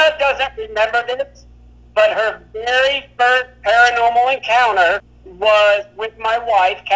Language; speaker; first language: English; native; English